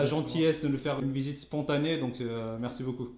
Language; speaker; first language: French; native; French